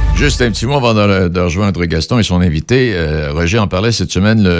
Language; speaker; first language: French; native; French